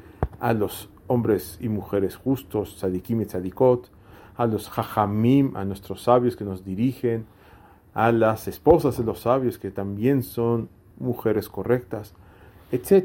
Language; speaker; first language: Spanish; native; Spanish